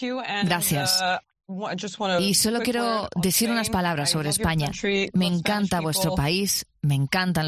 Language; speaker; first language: Spanish; non-native, fluent; French